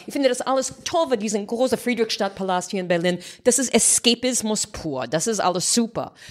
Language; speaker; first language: German; non-native, fluent; English